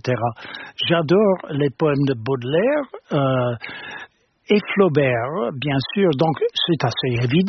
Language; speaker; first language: French; non-native, fluent; English